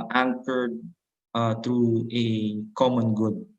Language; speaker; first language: English; non-native, local second language; Filipino